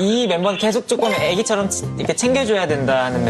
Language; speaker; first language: Korean; native; Korean